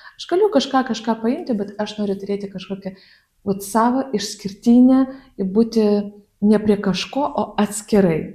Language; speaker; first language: Lithuanian; non-native, fluent; Russian